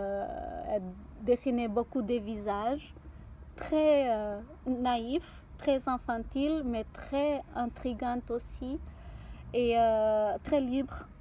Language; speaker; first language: French; non-native, fluent; Portuguese